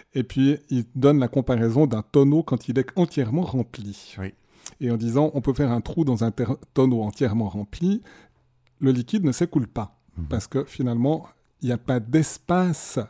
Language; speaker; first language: French; native; French